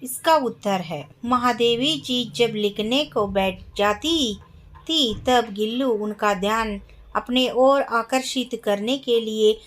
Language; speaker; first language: Hindi; non-native, local second language; Kannada